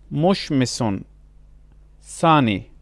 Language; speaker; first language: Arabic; non-native, fluent; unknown